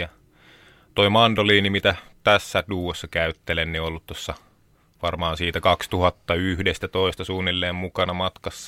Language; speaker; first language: Finnish; native; Finnish